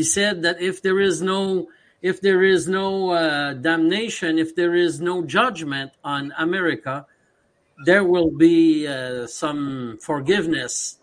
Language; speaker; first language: English; native; English